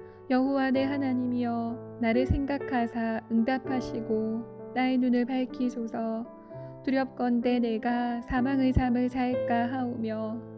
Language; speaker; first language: Korean; native; Korean